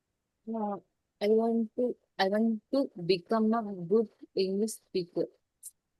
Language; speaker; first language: English; non-native, learner; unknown